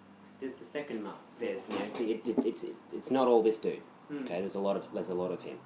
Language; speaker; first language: English; native; English